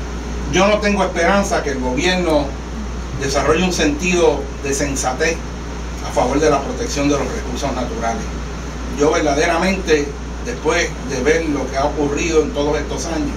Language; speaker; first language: Spanish; native; Spanish